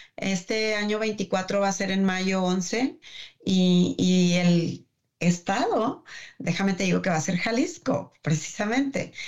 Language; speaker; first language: Spanish; native; Spanish